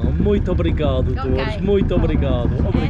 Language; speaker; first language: Portuguese; non-native, learner; English